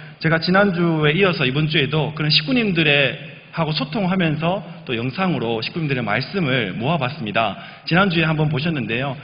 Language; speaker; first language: Korean; native; Korean